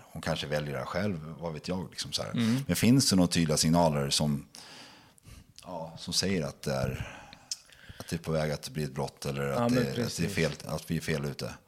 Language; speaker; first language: Swedish; native; Swedish